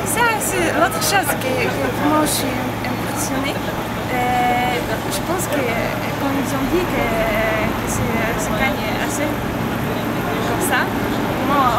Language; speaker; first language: French; non-native, fluent; Polish